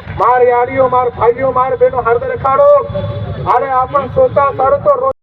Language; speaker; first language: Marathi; non-native, local second language; Lambadi